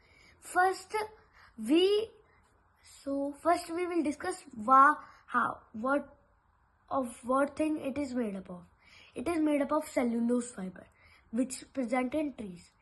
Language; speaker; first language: English; non-native, local second language; Hindi